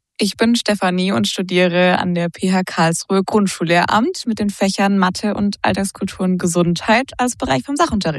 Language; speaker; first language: German; native; German